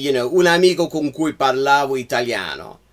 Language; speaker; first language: Italian; non-native, fluent; English